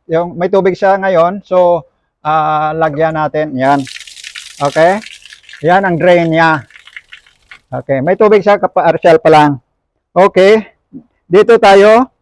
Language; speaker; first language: Filipino; non-native, local second language; Hiligaynon